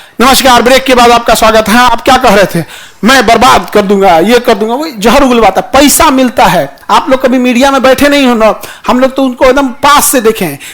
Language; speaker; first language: Hindi; native; Hindi